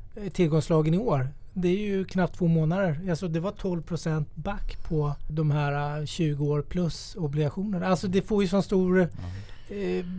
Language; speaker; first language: Swedish; native; Swedish